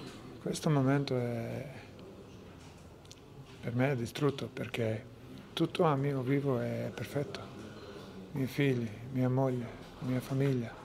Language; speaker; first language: Italian; non-native, learner; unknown